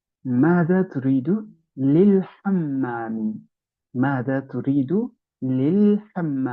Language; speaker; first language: Arabic; non-native, fluent; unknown